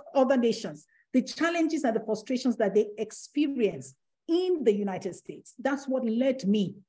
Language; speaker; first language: English; non-native, local second language; Yoruba